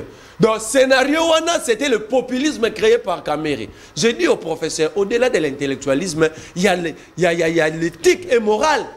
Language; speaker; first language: French; non-native, local second language; Lingala